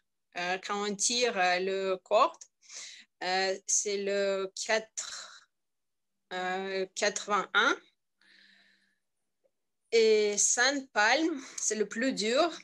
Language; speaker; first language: French; non-native, learner; Russian